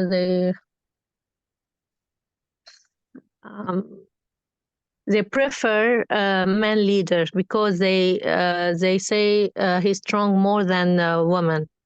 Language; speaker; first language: English; non-native, learner; Arabic